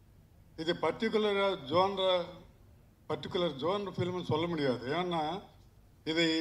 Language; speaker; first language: Tamil; non-native, learner; Telugu